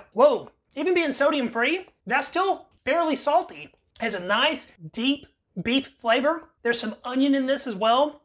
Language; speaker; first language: English; native; English